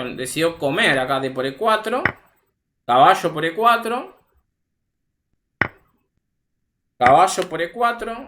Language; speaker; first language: Spanish; native; Spanish